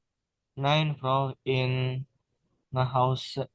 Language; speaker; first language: German; non-native, learner; Indonesian